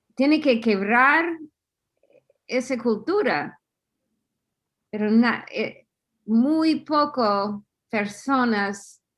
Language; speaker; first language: Spanish; non-native, fluent; English